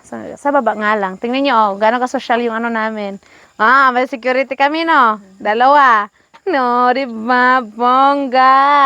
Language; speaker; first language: Filipino; non-native, local second language; Hiligaynon